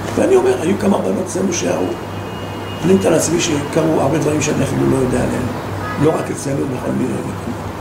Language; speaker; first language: Hebrew; non-native, fluent; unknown